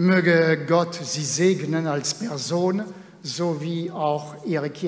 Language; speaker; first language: German; non-native, fluent; French